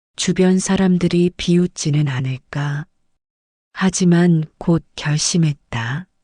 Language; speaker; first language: Korean; native; Korean